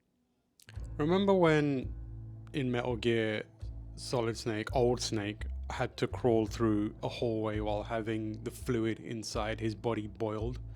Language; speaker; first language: English; native; English